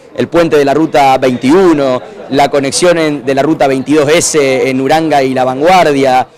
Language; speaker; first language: Spanish; native; Spanish